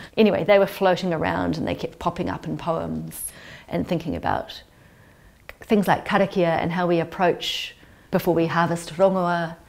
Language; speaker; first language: English; native; English